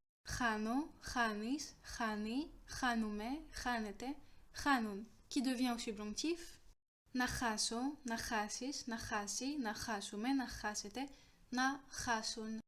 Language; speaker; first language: Greek; non-native, fluent; French